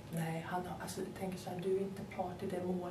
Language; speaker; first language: Swedish; native; Swedish